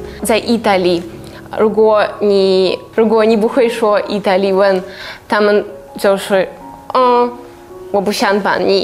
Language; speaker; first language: Chinese; non-native, fluent; Russian